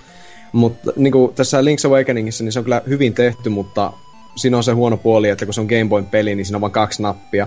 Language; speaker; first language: Finnish; native; Finnish